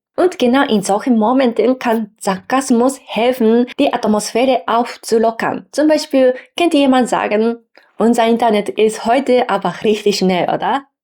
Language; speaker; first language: German; non-native, fluent; Japanese